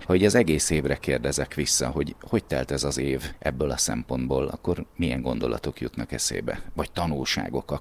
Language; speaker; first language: Hungarian; native; Hungarian